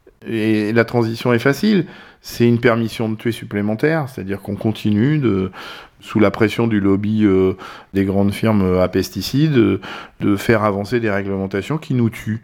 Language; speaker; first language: French; native; French